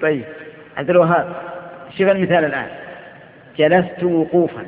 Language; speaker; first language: Arabic; native; Arabic